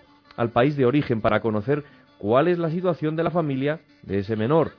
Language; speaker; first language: Spanish; native; Spanish